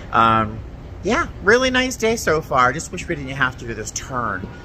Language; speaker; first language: English; native; English